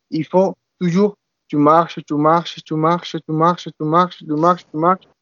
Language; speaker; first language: French; non-native, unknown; Spanish